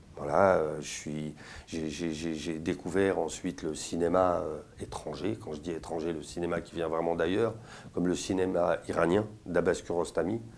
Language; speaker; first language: French; native; French